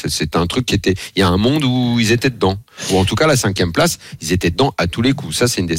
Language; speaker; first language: French; native; French